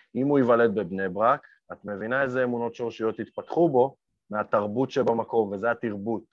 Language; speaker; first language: Hebrew; early bilingual, other home language; Romanian